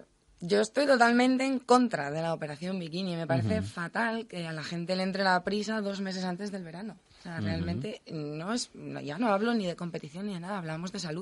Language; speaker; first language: Spanish; native; Spanish